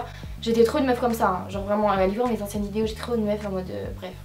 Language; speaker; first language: French; native; French